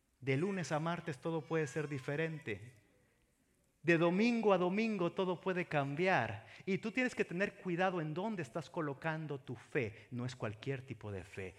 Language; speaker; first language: Spanish; native; Spanish